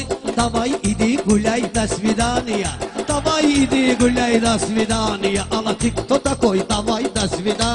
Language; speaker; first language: Russian; non-native, learner; Talysh